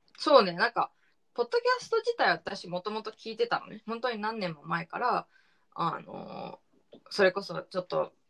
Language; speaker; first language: Japanese; early bilingual, heritage; Japanese